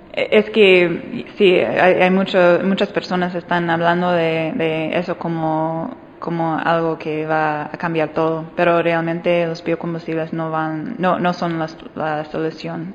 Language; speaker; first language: Spanish; non-native, fluent; English